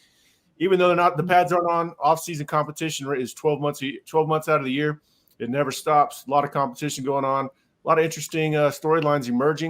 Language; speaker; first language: English; native; English